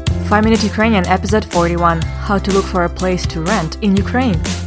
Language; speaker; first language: English; non-native, fluent; Ukrainian